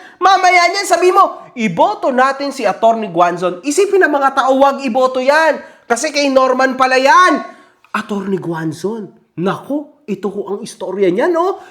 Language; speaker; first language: Filipino; native; Filipino